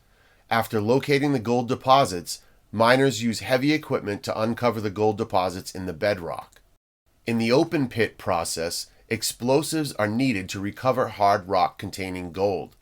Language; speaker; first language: English; native; English